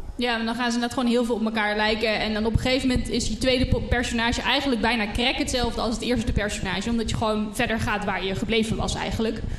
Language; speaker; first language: Dutch; native; Dutch